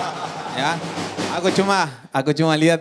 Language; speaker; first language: Indonesian; non-native, fluent; Dutch